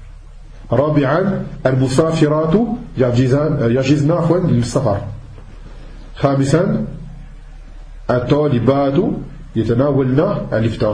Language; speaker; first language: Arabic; non-native, fluent; French